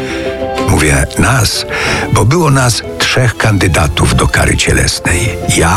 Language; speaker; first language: Polish; native; Polish